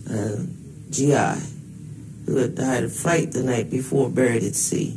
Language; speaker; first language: English; native; English